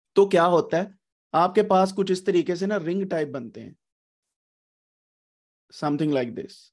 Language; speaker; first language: Urdu; non-native, local second language; Punjabi